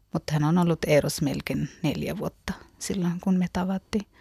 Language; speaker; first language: Finnish; non-native, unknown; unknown